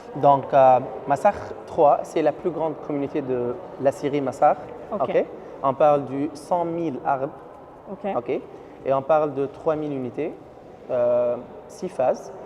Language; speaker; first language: French; non-native, learner; Arabic